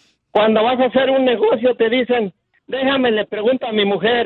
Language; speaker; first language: Spanish; native; Spanish